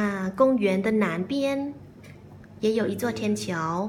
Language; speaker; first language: Chinese; non-native, learner; Thai